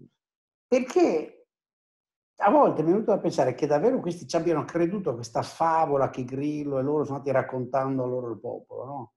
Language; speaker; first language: Italian; native; Italian